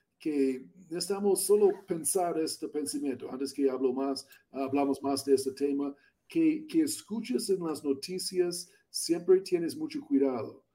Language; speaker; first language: Spanish; non-native, learner; English